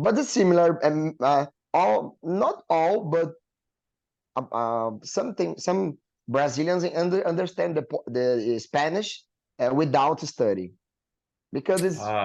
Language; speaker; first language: English; non-native, learner; Portuguese